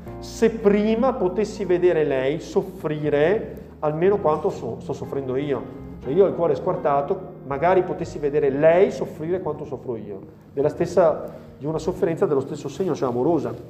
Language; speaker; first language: Italian; native; Italian